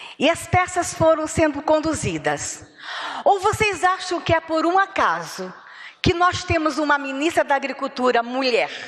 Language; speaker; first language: Portuguese; native; Portuguese